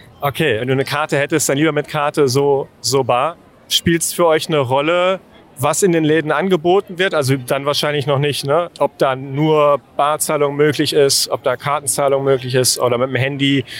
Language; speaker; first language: German; native; German